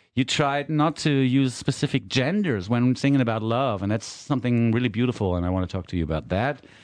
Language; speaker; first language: English; non-native, fluent; German